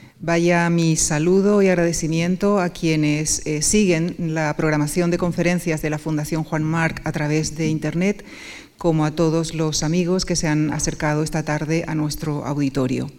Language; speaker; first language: Spanish; native; Spanish